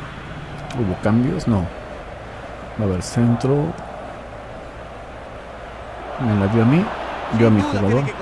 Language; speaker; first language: Spanish; native; Spanish